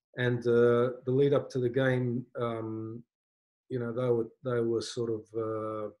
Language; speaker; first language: English; native; English